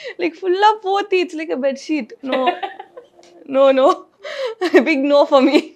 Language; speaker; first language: English; non-native, local second language; Tamil